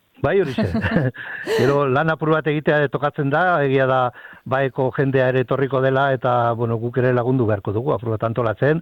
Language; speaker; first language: Basque; native; Basque